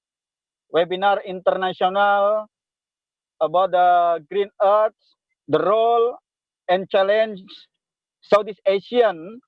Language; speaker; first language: English; non-native, local second language; Indonesian